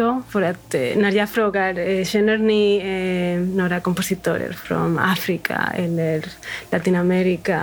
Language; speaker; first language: Swedish; non-native, fluent; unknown